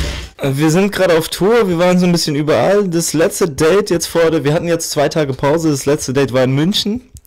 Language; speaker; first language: German; native; German